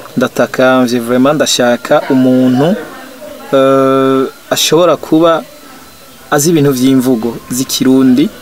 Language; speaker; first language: Rundi; native; Rundi